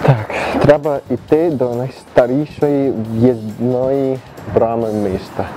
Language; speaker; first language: Ukrainian; early bilingual, heritage; Ukrainian